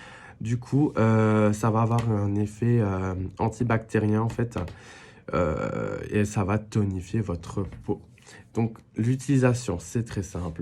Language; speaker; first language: French; native; French